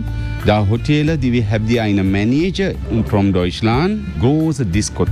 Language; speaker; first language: German; non-native, learner; Sinhala